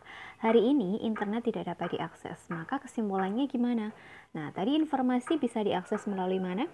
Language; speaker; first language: Indonesian; native; Indonesian